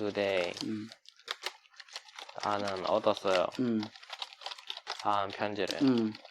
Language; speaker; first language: Korean; non-native, learner; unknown